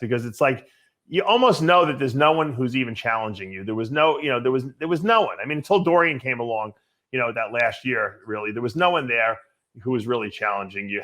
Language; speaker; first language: English; native; English